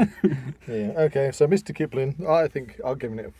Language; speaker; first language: English; native; English